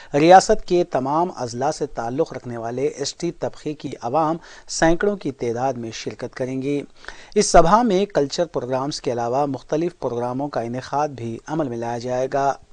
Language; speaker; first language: Urdu; native; Urdu